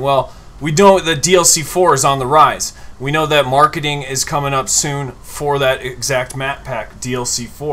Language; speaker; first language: English; native; English